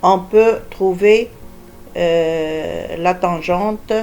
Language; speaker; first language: French; non-native, local second language; Arabic